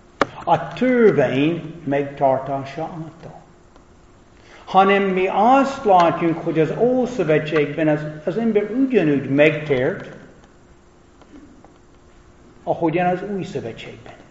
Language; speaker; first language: Hungarian; non-native, fluent; English